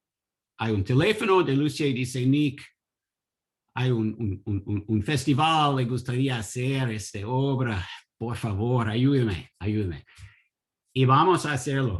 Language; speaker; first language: Spanish; non-native, learner; English